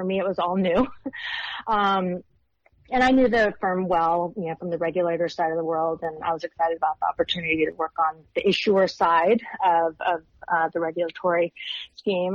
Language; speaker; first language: English; native; English